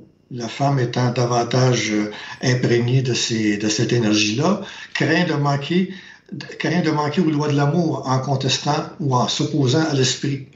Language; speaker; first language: French; native; French